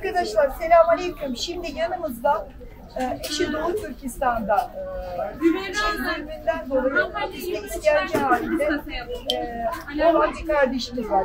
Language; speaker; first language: Turkish; native; Turkish